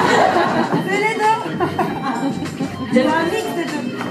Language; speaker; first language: French; native; French